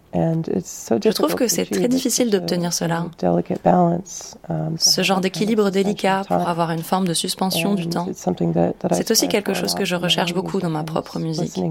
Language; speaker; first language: French; native; French